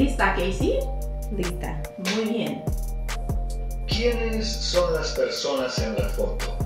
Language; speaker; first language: Spanish; non-native, fluent; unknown